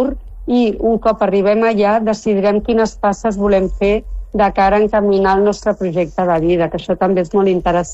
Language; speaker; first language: Catalan; non-native, local second language; Spanish